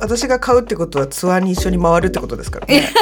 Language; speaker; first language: Japanese; native; Japanese